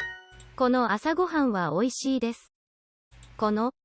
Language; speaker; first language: Japanese; non-native, learner; English